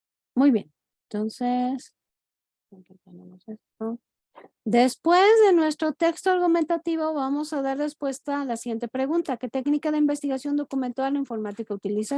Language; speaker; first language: Spanish; native; Spanish